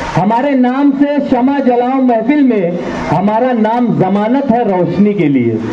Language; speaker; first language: Hindi; non-native, local second language; Urdu